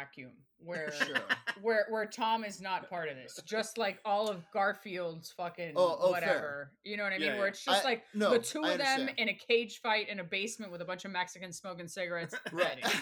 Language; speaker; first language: English; early bilingual, other home language; Spanish